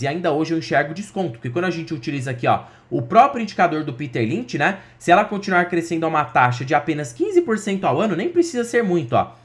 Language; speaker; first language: Portuguese; native; Portuguese